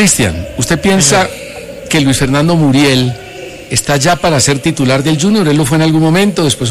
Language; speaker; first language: Spanish; native; Spanish